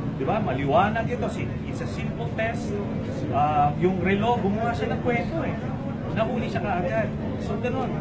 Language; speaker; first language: Filipino; native; Filipino